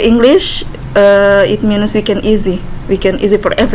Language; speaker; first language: English; non-native, learner; Indonesian